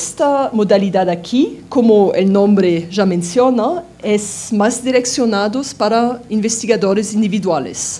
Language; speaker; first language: Spanish; non-native, fluent; French